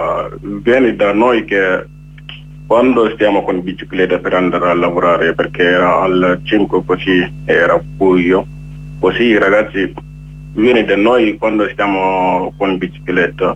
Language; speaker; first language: Italian; non-native, learner; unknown